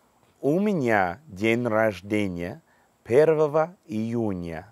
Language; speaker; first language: Russian; non-native, fluent; English